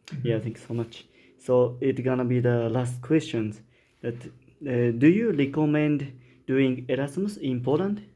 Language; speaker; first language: English; non-native, learner; Japanese